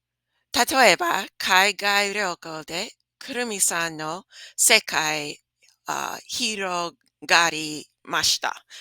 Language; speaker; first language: Japanese; non-native, fluent; English